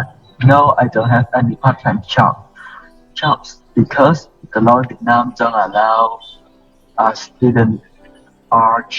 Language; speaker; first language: English; non-native, learner; Vietnamese